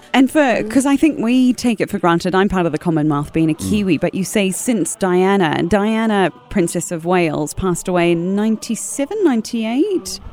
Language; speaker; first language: English; native; English